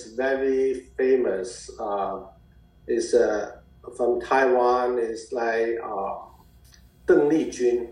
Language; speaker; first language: English; non-native, fluent; Chinese